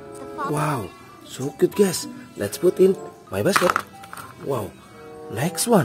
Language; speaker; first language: English; non-native, learner; Indonesian